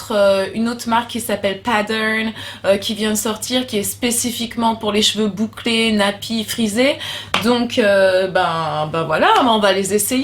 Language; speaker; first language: French; native; French